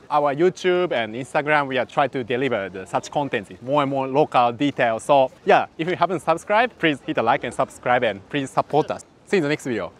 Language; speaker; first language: English; non-native, learner; Japanese